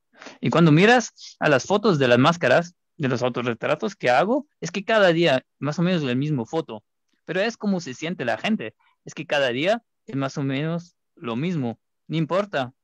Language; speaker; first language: Spanish; non-native, fluent; German